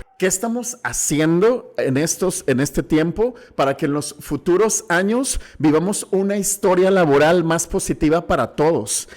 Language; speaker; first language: Spanish; native; Spanish